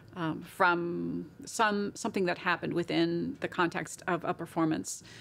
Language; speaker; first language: English; native; English